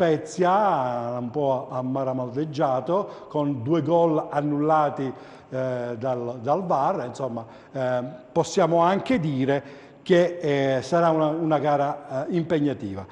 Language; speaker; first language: Italian; native; Italian